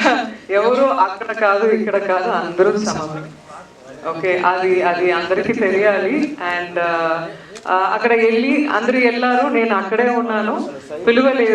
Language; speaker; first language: Telugu; non-native, learner; Tamil